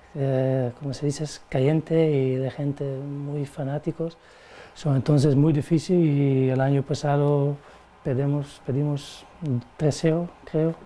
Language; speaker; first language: Spanish; non-native, learner; Dutch